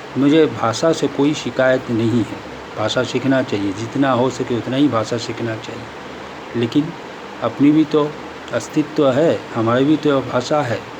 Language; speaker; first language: Hindi; non-native, local second language; Assamese